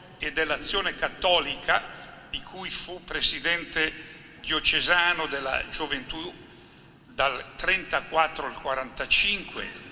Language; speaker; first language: Italian; native; Italian